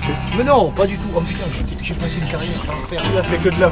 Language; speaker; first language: French; native; French